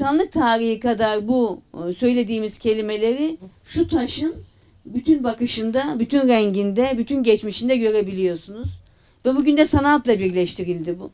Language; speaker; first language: Turkish; native; Turkish